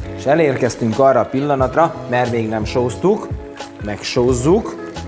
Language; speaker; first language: Hungarian; native; Hungarian